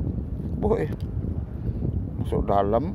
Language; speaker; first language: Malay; non-native, local second language; Balinese